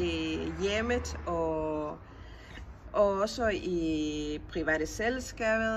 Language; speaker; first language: Danish; non-native, fluent; Spanish